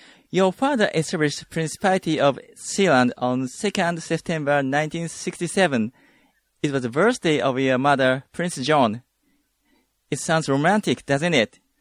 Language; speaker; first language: English; non-native, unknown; Japanese